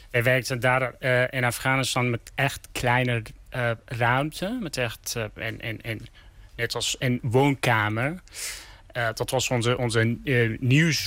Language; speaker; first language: Dutch; non-native, learner; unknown